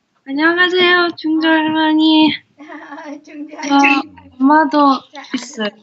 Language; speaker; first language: Korean; non-native, learner; English